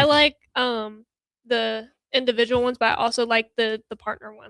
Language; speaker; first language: English; native; English